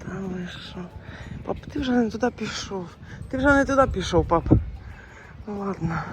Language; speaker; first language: Ukrainian; non-native, local second language; Russian